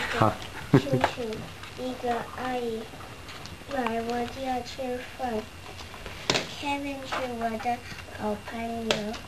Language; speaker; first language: Chinese; early bilingual, heritage; English